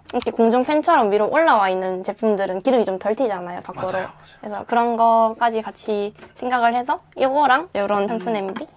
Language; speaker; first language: Korean; native; Korean